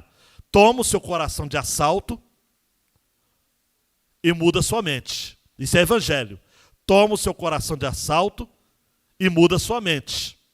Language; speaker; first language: Portuguese; native; Portuguese